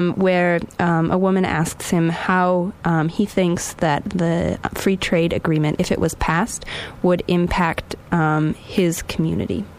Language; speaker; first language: English; native; English